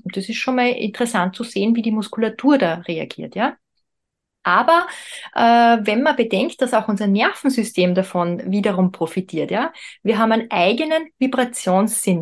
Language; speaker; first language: German; native; German